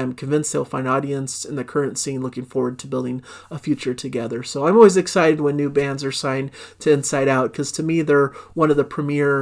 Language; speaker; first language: English; native; English